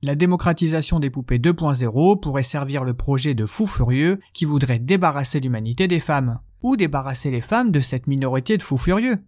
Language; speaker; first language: French; native; French